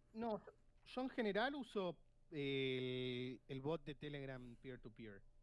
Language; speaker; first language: Spanish; native; Spanish